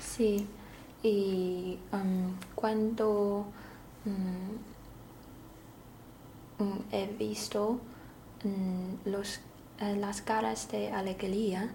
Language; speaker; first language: Spanish; non-native, learner; Chinese